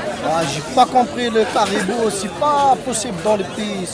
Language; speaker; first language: French; native; French